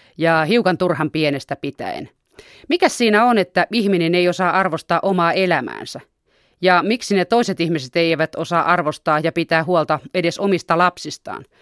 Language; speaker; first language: Finnish; native; Finnish